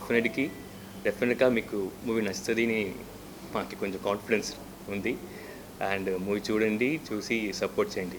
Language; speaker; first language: Telugu; non-native, fluent; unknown